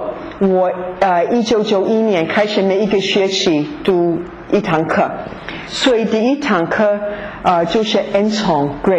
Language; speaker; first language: Chinese; non-native, fluent; English